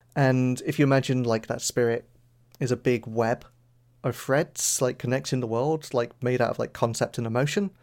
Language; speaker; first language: English; native; English